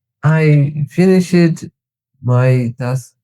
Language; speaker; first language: English; non-native, learner; Tigrinya